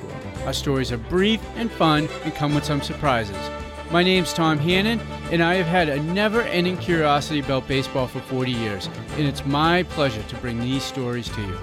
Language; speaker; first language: English; native; English